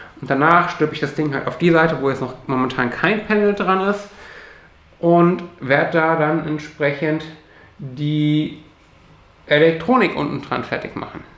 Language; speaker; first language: German; native; German